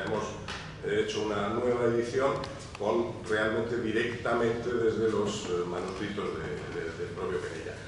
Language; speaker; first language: Spanish; native; Spanish